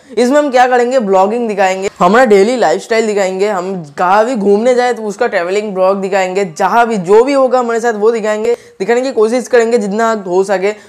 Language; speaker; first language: Hindi; non-native, local second language; Bangla